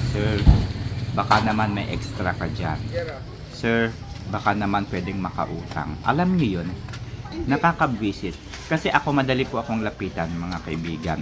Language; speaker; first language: Filipino; native; Filipino